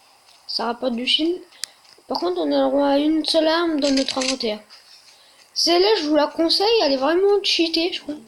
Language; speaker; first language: French; native; French